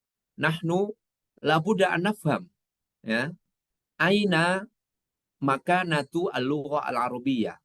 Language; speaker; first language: Arabic; non-native, fluent; Indonesian